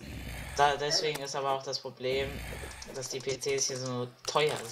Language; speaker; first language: German; native; German